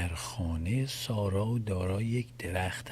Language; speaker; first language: Persian; early bilingual, heritage; Persian